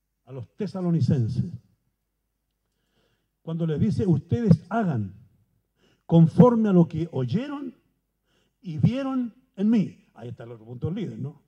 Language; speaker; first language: Spanish; native; Spanish